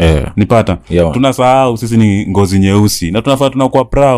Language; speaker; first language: Swahili; native; Swahili